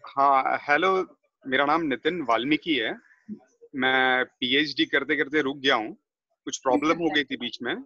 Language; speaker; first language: Hindi; native; Hindi